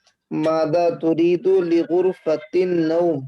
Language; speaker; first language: Arabic; non-native, learner; Urdu